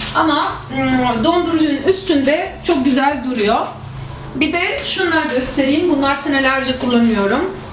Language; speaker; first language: Turkish; non-native, fluent; Arabic